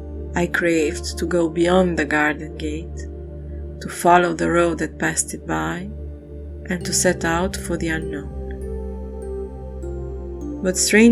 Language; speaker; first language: English; non-native, fluent; French